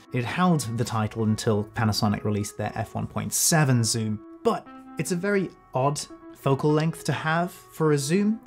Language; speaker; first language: English; native; English